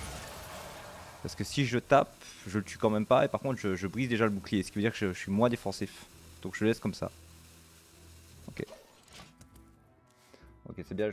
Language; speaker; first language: French; native; French